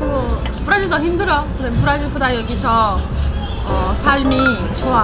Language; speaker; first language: Korean; non-native, fluent; Portuguese